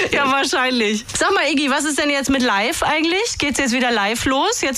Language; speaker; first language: German; native; German